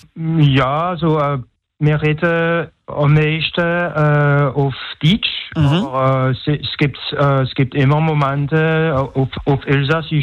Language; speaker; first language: German; non-native, local second language; French